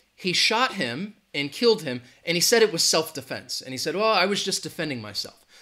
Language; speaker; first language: English; native; English